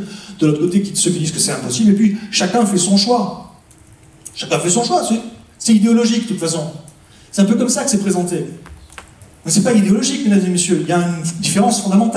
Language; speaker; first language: French; native; French